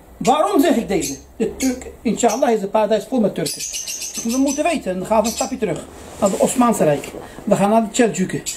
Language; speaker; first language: Dutch; early bilingual, other home language; Arabic